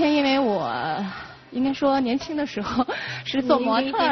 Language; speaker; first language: Chinese; native; Chinese